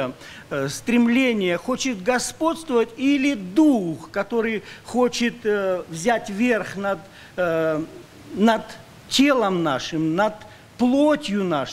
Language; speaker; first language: Russian; native; Russian